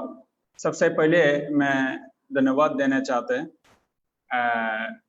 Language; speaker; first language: Hindi; non-native, fluent; Bangla